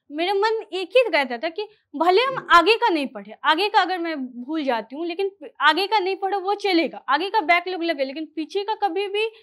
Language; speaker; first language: Hindi; native; Hindi